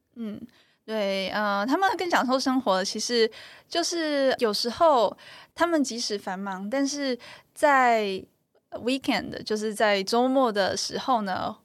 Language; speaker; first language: Chinese; native; Chinese